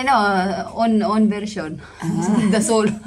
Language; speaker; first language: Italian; non-native, learner; Filipino